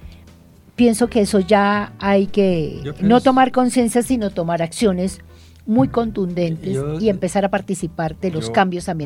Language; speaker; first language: Spanish; native; Spanish